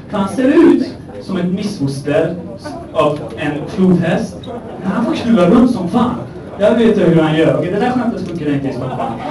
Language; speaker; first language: Swedish; early bilingual, other home language; Persian